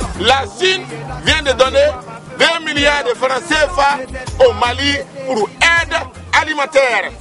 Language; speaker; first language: French; non-native, local second language; Bambara